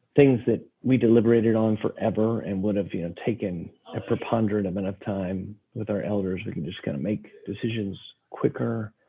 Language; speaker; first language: English; native; English